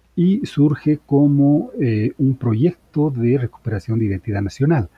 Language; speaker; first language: Spanish; native; Spanish